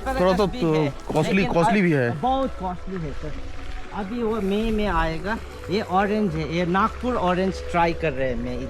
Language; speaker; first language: Hindi; non-native, local second language; Bangla